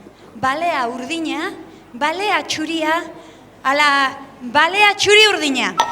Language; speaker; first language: Basque; native; Basque